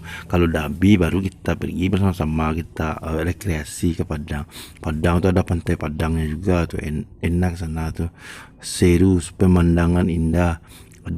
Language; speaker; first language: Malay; non-native, local second language; Minangkabau